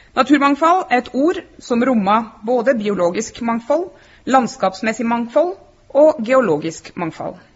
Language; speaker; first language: Norwegian; native; Norwegian